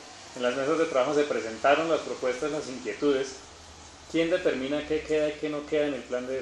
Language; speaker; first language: Spanish; native; Spanish